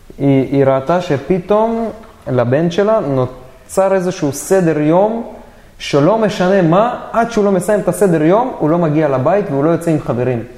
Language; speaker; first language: Hebrew; native; Hebrew